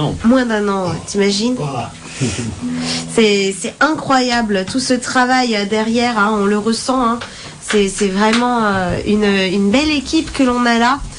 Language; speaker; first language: French; native; French